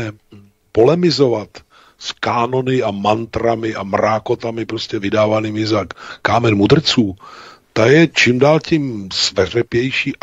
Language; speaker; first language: Czech; native; Czech